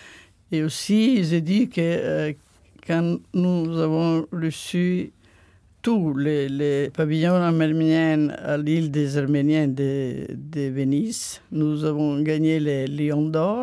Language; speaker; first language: French; non-native, learner; Italian